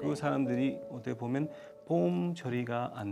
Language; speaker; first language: Korean; non-native, fluent; Urdu